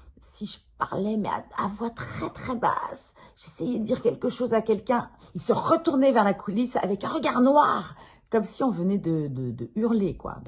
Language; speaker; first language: French; native; French